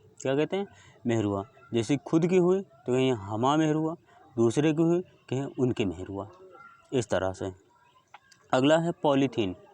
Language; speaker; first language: Hindi; native; Hindi